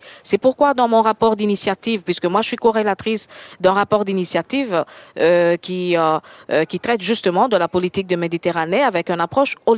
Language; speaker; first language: French; native; French